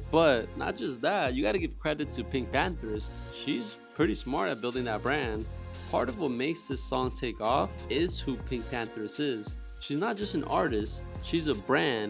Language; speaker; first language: English; native; English